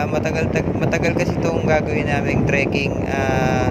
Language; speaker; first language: Filipino; native; Filipino